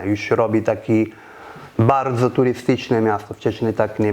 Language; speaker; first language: Polish; non-native, fluent; Italian